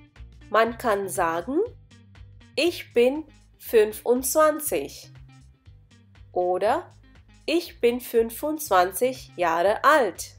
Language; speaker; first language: German; non-native, fluent; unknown